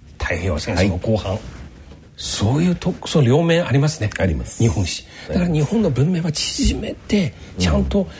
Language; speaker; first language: Japanese; non-native, fluent; Chinese